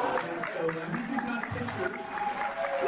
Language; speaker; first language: English; native; English